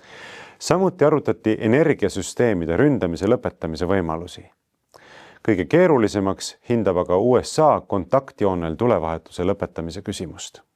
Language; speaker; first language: Estonian; native; Estonian